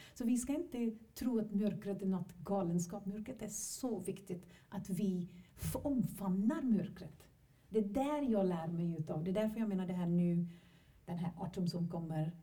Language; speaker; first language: Swedish; non-native, fluent; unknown